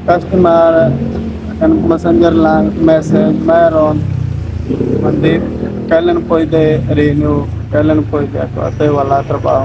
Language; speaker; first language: Filipino; non-native, learner; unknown